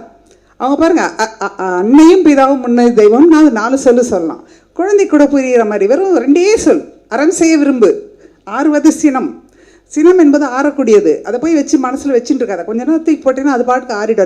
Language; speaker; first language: Tamil; native; Tamil